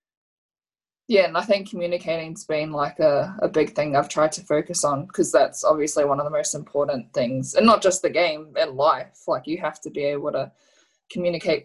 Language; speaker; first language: English; native; English